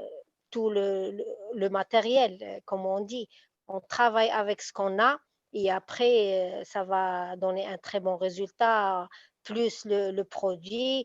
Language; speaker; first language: French; non-native, local second language; Arabic